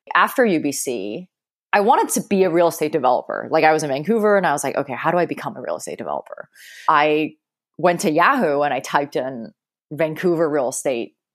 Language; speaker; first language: English; early bilingual, other home language; Cantonese